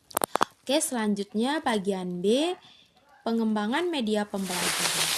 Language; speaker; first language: Indonesian; native; Indonesian